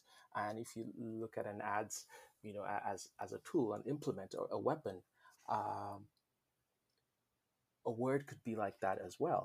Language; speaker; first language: English; non-native, local second language; Yoruba